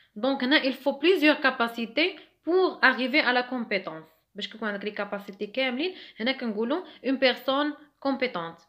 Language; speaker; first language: French; non-native, local second language; Arabic